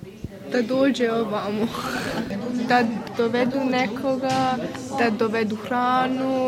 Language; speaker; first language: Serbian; early bilingual, heritage; Bosnian